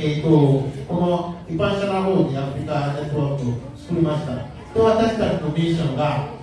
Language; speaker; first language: Japanese; non-native, learner; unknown